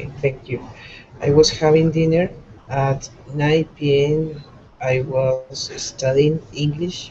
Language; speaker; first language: English; non-native, learner; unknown